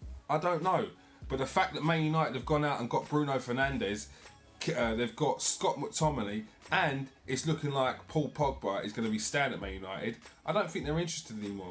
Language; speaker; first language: English; native; English